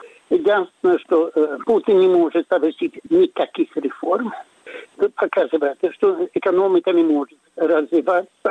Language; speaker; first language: Russian; non-native, fluent; Swedish